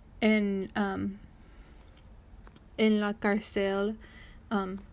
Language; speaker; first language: Spanish; non-native, learner; English